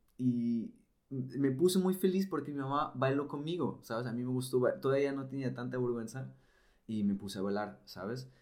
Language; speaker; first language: Spanish; non-native, fluent; German